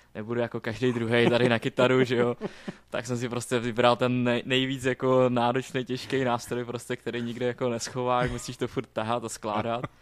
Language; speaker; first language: Czech; native; Czech